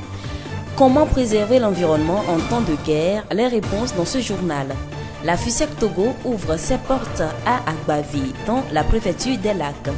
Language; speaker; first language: French; non-native, local second language; Ewe